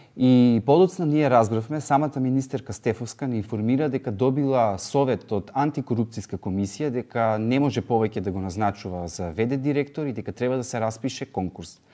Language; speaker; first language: Macedonian; native; Macedonian